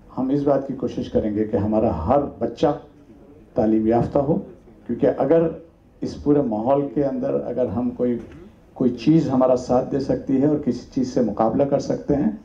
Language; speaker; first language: Urdu; native; Urdu